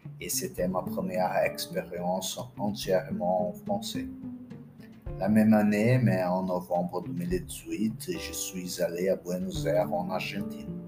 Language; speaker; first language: French; non-native, fluent; Portuguese